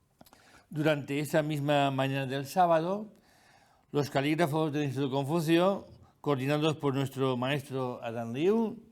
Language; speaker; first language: Spanish; native; Spanish